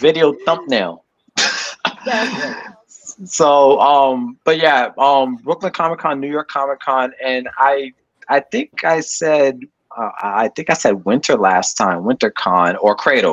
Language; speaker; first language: English; native; English